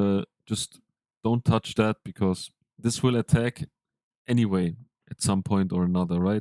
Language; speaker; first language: English; non-native, fluent; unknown